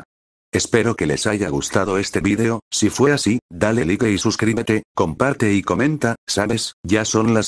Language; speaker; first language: Spanish; native; Spanish